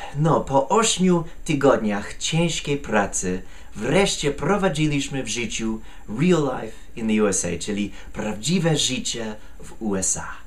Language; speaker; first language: Polish; non-native, fluent; English